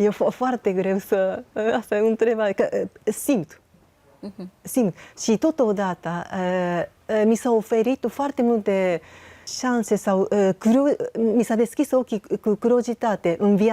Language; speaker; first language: Romanian; non-native, learner; Japanese